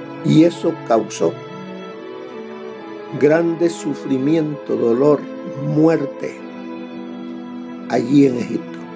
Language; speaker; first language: Spanish; native; Spanish